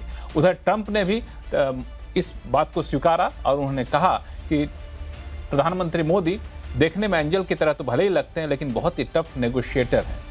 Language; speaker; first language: Hindi; native; Hindi